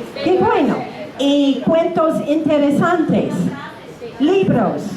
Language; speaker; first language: Spanish; non-native, fluent; English